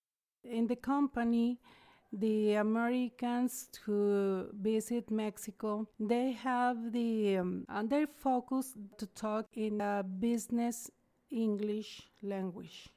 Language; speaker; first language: English; non-native, learner; Spanish